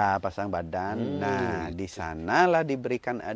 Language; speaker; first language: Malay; non-native, local second language; Balinese